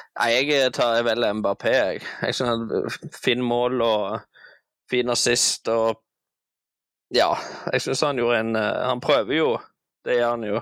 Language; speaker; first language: Norwegian; native; Norwegian